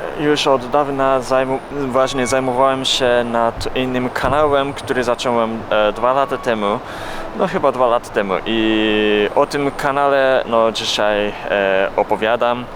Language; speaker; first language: Polish; non-native, learner; Japanese